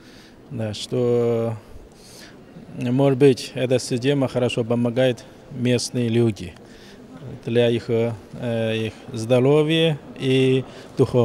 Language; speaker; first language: Russian; non-native, learner; Chinese